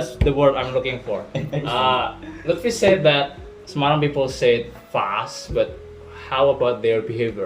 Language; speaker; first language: English; non-native, fluent; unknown